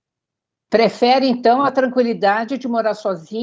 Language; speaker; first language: Portuguese; native; Portuguese